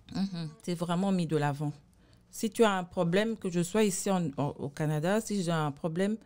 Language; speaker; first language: French; non-native, local second language; Lingala